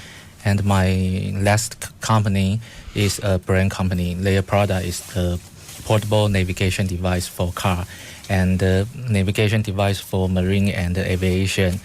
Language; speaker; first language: English; non-native, fluent; Chinese